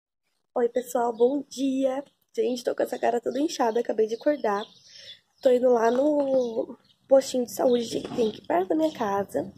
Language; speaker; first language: Portuguese; native; Portuguese